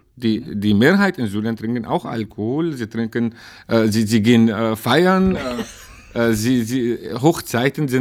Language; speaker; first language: German; non-native, learner; Arabic